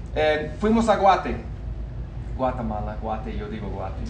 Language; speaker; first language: Spanish; non-native, fluent; English